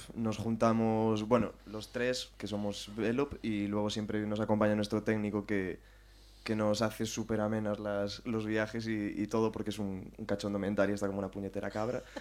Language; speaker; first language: Spanish; native; Spanish